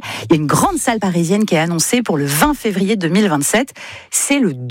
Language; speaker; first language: French; native; French